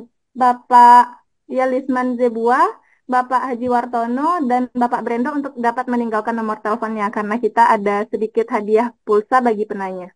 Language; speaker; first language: Indonesian; native; Indonesian